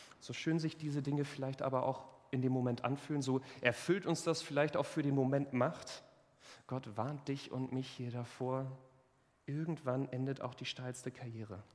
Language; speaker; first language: German; native; German